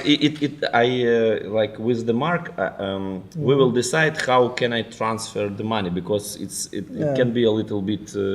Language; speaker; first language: English; non-native, fluent; Ukrainian